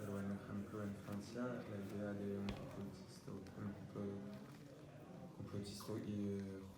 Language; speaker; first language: Spanish; non-native, learner; French